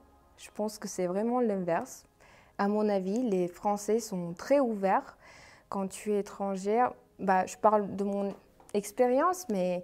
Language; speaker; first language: French; non-native, fluent; Armenian